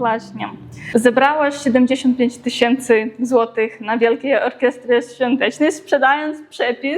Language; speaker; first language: Polish; native; Polish